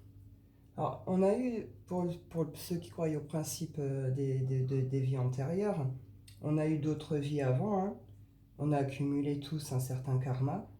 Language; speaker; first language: French; native; French